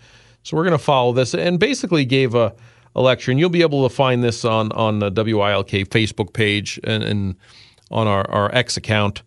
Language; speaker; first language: English; native; English